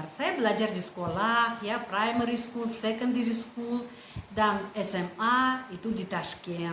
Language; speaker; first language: Indonesian; non-native, fluent; Russian